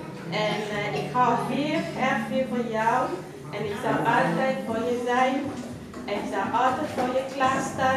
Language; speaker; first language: Dutch; non-native, fluent; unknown